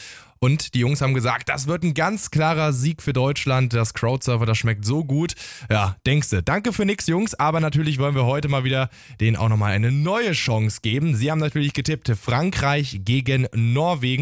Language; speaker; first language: German; native; German